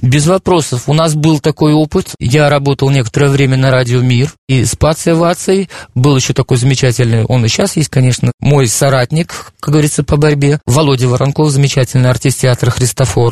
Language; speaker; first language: Russian; native; Russian